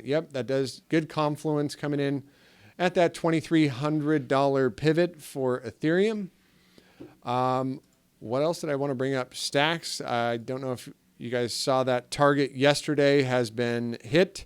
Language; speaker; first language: English; native; English